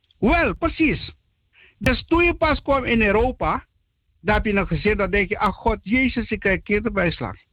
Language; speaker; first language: Dutch; native; Dutch